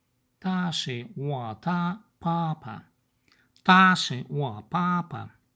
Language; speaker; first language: Chinese; non-native, learner; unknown